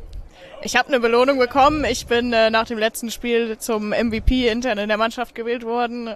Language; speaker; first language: German; native; German